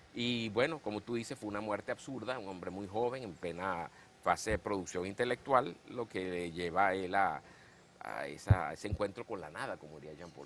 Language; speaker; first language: Spanish; native; Spanish